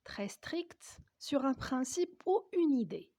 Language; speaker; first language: French; non-native, local second language; Arabic